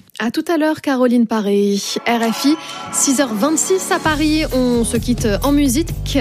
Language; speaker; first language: French; native; French